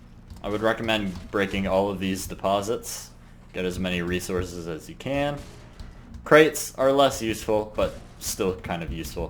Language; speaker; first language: English; native; English